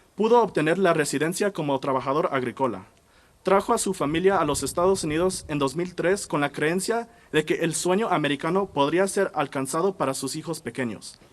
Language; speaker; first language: Spanish; early bilingual, heritage; Spanish